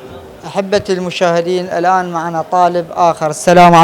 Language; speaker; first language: Arabic; native; Arabic